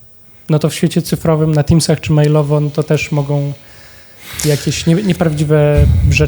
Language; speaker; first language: Polish; native; Polish